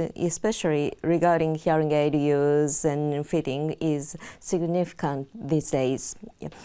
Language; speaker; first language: English; non-native, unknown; Japanese